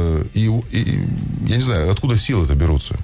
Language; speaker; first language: Russian; native; Russian